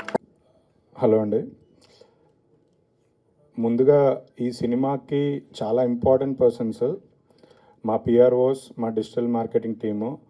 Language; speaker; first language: Telugu; native; Telugu